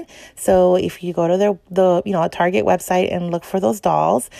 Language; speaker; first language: English; native; English